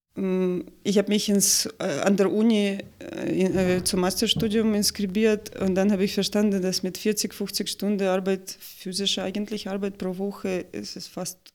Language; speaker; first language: German; non-native, fluent; Ukrainian